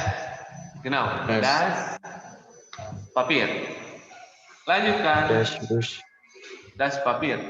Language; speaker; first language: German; non-native, fluent; Indonesian